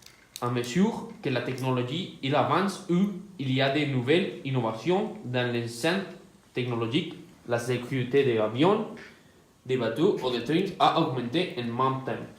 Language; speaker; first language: French; non-native, learner; Spanish